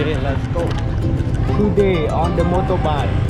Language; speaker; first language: English; non-native, learner; Khmer